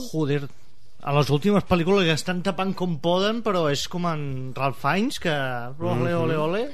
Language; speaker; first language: Catalan; native; Catalan